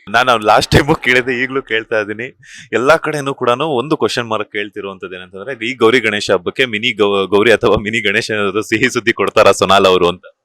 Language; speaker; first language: Kannada; native; Kannada